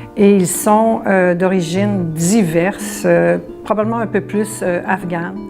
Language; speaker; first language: French; native; French